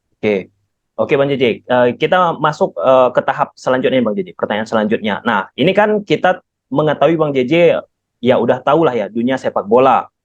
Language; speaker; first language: Indonesian; native; Indonesian